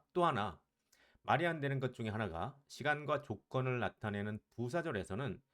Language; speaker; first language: Korean; native; Korean